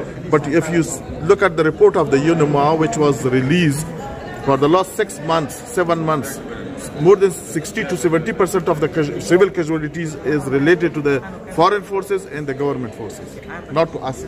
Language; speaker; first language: English; non-native, fluent; Pashto